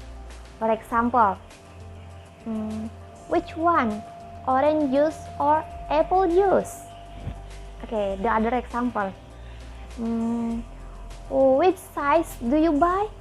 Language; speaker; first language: English; non-native, learner; Indonesian